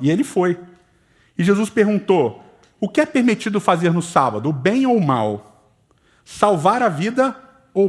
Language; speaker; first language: Portuguese; native; Portuguese